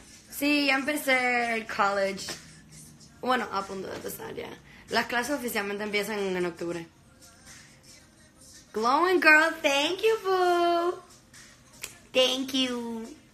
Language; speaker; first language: Spanish; early bilingual, heritage; Spanish